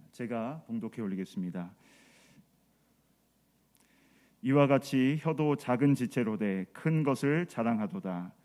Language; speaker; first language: Korean; native; Korean